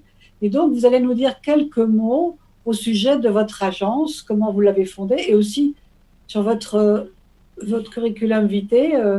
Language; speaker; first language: French; native; French